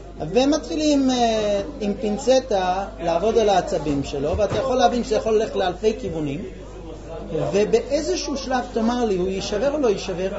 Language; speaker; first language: Hebrew; non-native, fluent; English